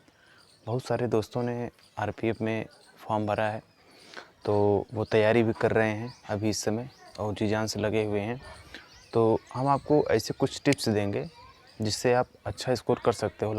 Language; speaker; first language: Hindi; native; Hindi